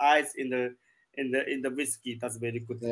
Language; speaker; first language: English; non-native, learner; Chinese